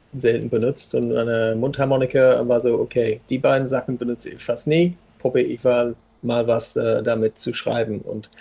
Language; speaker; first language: German; non-native, fluent; English